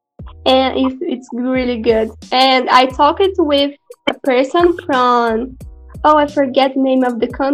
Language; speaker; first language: English; non-native, learner; Portuguese